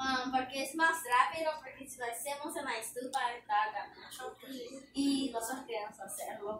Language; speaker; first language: Spanish; early bilingual, heritage; Spanish